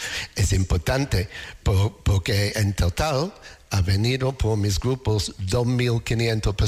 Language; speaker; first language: Spanish; non-native, learner; English